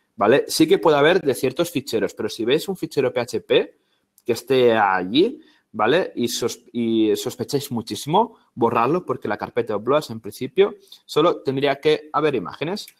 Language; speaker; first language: Spanish; native; Spanish